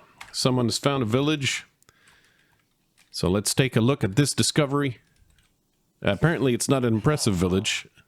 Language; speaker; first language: English; native; English